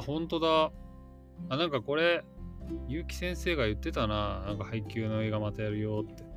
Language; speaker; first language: Japanese; native; Japanese